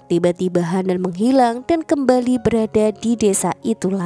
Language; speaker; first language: Indonesian; native; Indonesian